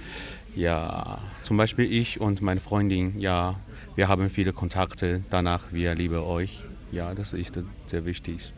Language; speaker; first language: German; non-native, learner; Chinese